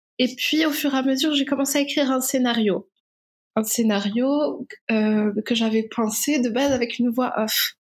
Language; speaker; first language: French; non-native, local second language; Arabic